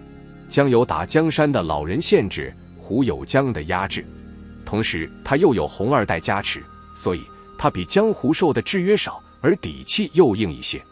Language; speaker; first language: Chinese; native; Chinese